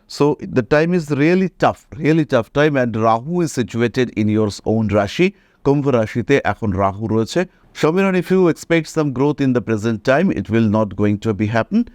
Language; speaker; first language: English; non-native, local second language; Bangla